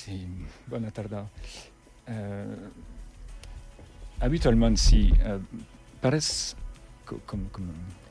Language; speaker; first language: Catalan; non-native, learner; French